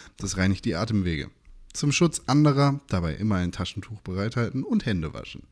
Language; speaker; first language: German; native; German